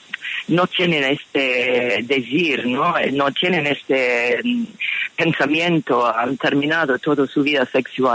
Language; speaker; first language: Spanish; non-native, fluent; English